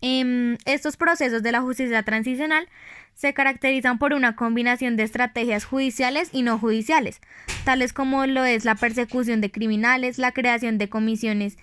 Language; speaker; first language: Spanish; native; Spanish